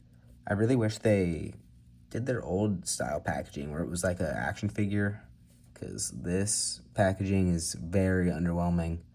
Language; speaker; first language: English; native; English